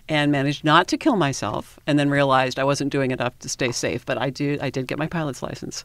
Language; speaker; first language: English; native; English